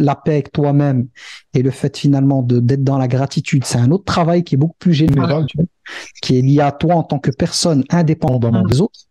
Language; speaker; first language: French; early bilingual, other home language; Arabic